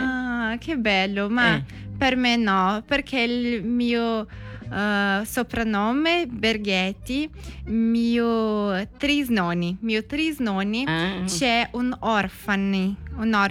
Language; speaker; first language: Italian; non-native, learner; Portuguese